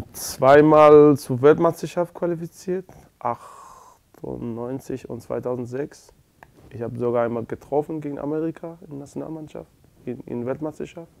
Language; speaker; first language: German; non-native, learner; Persian